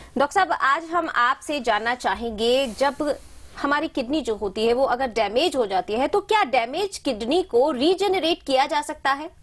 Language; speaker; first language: Hindi; native; Hindi